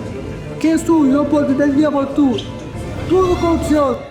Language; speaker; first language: Spanish; non-native, learner; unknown